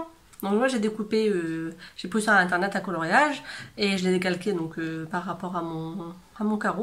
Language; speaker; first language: French; native; French